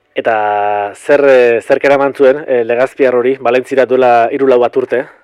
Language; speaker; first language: Basque; native; Basque